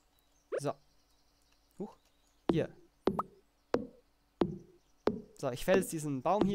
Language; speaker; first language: German; native; German